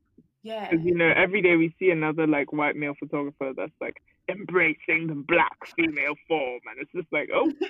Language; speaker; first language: English; non-native, local second language; Yoruba